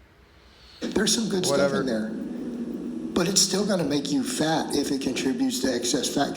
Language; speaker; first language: English; native; English